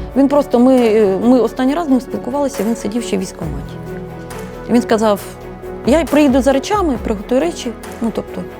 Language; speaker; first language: Ukrainian; native; Ukrainian